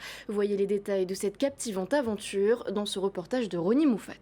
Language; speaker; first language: French; native; French